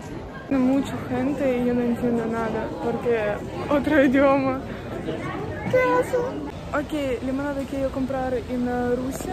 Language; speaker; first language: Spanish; non-native, learner; Russian